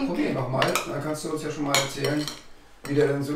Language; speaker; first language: German; native; German